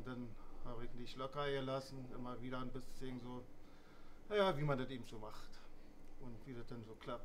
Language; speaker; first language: German; native; German